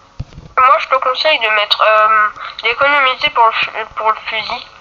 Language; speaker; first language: French; native; French